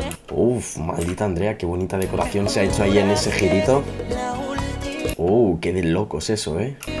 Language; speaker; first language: Spanish; native; Spanish